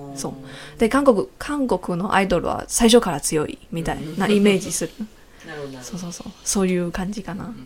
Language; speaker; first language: Japanese; non-native, learner; Chinese